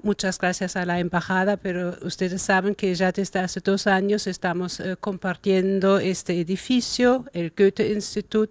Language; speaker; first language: Spanish; non-native, fluent; German